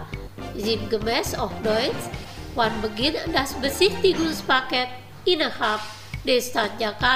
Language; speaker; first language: German; non-native, fluent; Indonesian